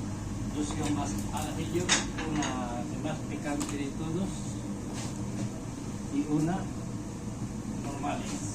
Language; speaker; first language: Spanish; non-native, learner; Filipino